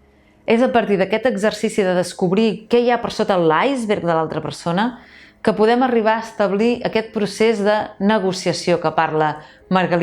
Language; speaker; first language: Catalan; native; Catalan